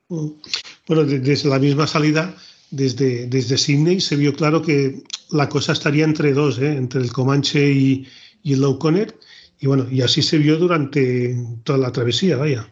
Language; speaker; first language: Spanish; native; Spanish